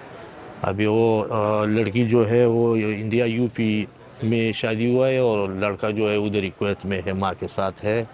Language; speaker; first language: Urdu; non-native, fluent; Pashto